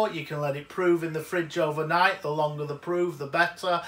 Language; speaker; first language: English; native; English